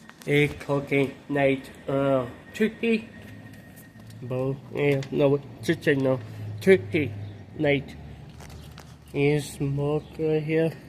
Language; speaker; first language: English; non-native, learner; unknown